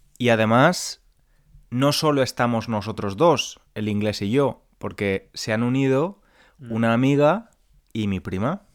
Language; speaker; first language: Spanish; native; Spanish